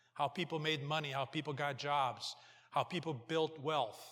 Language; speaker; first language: English; early bilingual, other home language; Portuguese